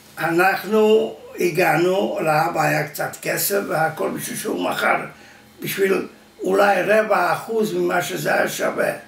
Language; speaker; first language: Hebrew; non-native, fluent; Yiddish